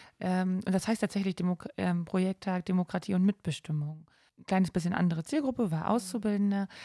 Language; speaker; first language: German; native; German